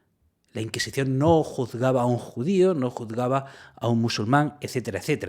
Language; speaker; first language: Spanish; native; Spanish